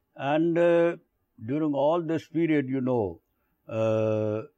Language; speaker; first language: English; non-native, local second language; Punjabi